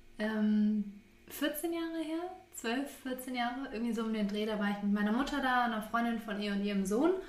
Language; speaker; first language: German; native; German